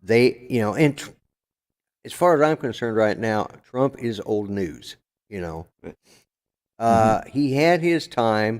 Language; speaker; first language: English; native; English